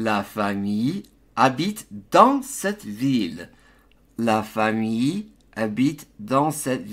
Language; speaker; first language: French; non-native, fluent; English